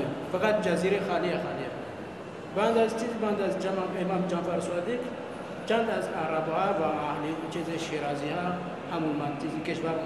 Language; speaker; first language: Persian; non-native, learner; Malagasy